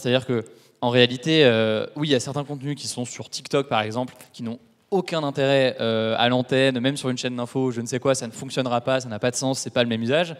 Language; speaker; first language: French; native; French